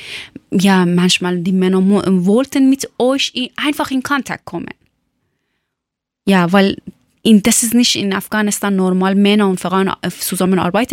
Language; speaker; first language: German; non-native, learner; Persian